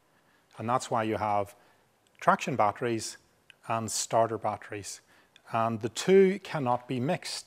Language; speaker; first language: English; native; English